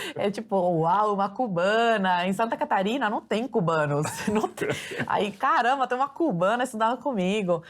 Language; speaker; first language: Portuguese; early bilingual, other home language; Spanish